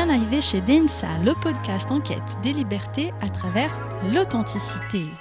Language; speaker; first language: French; non-native, fluent; Portuguese